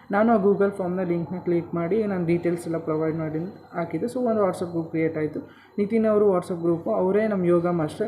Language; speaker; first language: Kannada; native; Kannada